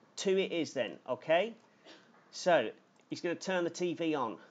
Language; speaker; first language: English; native; English